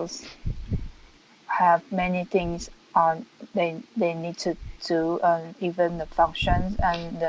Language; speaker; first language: English; non-native, learner; Chinese